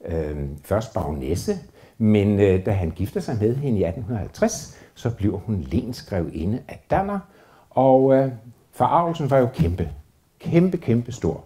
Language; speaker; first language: Danish; native; Danish